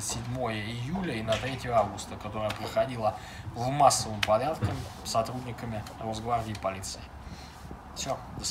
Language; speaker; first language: Russian; native; Russian